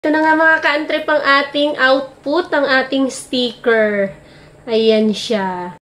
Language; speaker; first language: Filipino; non-native, local second language; Cebuano